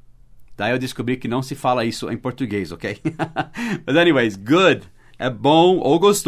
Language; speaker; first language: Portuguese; early bilingual, other home language; English